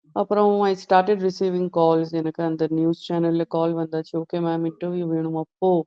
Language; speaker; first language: Tamil; non-native, learner; Gujarati